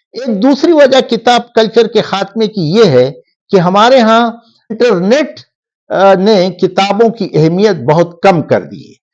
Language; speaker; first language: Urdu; non-native, local second language; Pashto